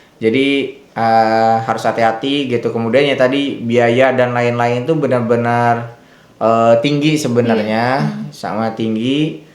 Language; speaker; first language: Indonesian; native; Indonesian